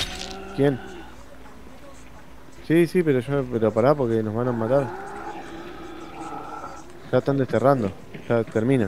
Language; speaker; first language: Spanish; native; Spanish